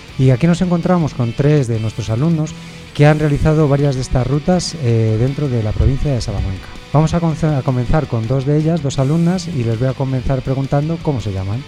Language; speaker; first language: Spanish; native; Spanish